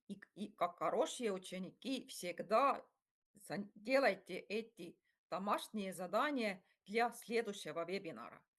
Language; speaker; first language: Russian; non-native, fluent; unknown